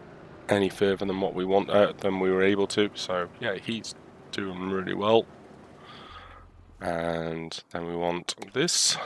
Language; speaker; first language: English; native; English